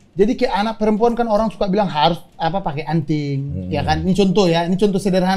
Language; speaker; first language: Indonesian; native; Indonesian